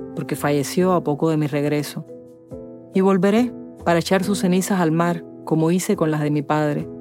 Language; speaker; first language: Spanish; native; Spanish